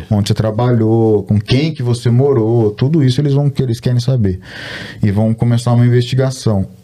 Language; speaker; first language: Portuguese; native; Portuguese